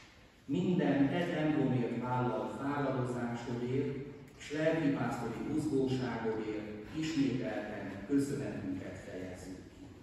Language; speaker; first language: Hungarian; native; Hungarian